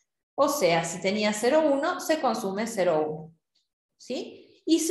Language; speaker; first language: Spanish; native; Spanish